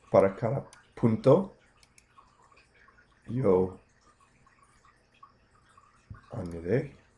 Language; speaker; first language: Spanish; non-native, fluent; English